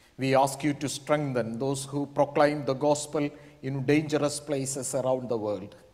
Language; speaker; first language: English; non-native, local second language; Malayalam